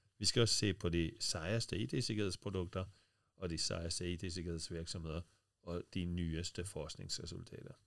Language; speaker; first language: Danish; non-native, fluent; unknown